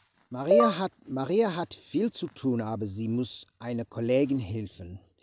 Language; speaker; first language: German; non-native, learner; English